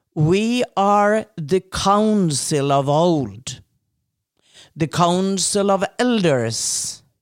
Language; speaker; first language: English; non-native, fluent; Norwegian